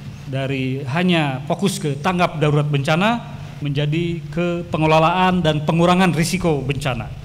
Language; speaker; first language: Indonesian; native; Indonesian